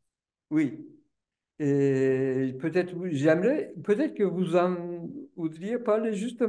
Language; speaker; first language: French; non-native, fluent; Turkish